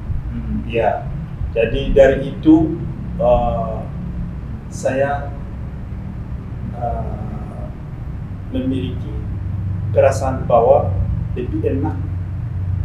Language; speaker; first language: Indonesian; non-native, fluent; Rundi